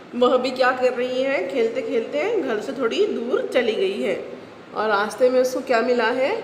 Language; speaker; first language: Hindi; non-native, local second language; Marathi